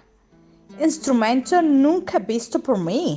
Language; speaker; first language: Spanish; non-native, learner; English